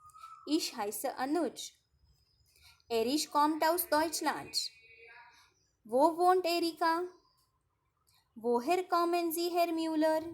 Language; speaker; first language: German; non-native, fluent; Marathi